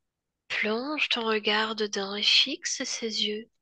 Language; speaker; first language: French; native; French